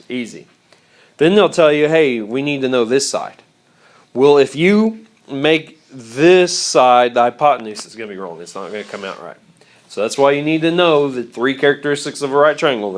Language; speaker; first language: English; native; English